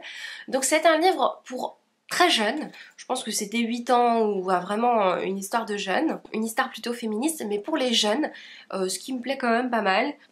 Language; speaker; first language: French; native; French